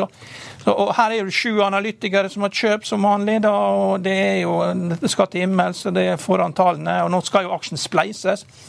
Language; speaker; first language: Norwegian; native; Norwegian